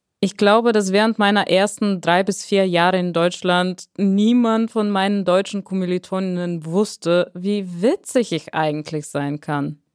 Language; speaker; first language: German; non-native, fluent; Bulgarian